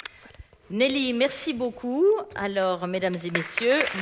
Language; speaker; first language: French; native; French